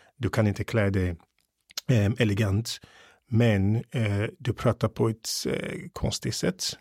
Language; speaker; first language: Swedish; early bilingual, other home language; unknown